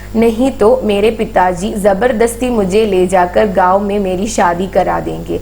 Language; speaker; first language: Hindi; non-native, local second language; Malayalam